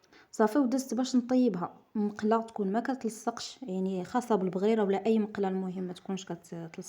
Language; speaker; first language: Arabic; native; Arabic